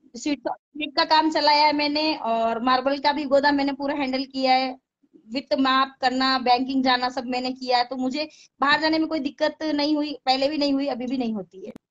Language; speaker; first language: Hindi; native; Hindi